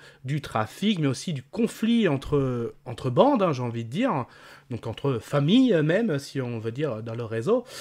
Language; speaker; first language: French; native; French